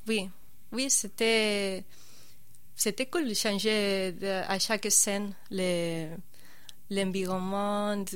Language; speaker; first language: French; non-native, fluent; Spanish